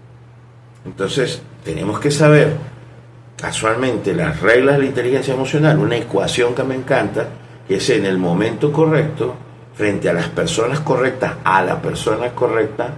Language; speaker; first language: Spanish; native; Spanish